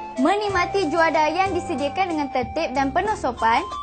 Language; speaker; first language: Malay; native; Malay